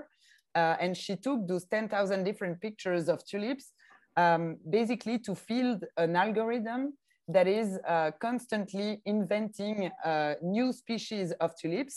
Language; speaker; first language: English; non-native, fluent; French